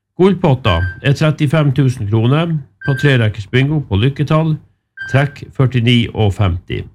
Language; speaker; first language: Norwegian; native; Norwegian